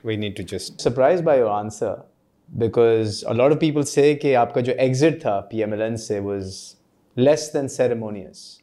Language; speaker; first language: English; non-native, local second language; Urdu